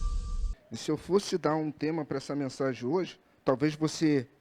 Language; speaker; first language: Portuguese; native; Portuguese